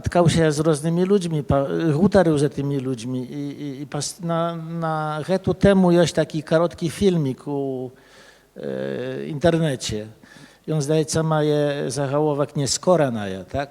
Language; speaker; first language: Polish; early bilingual, other home language; Belarusian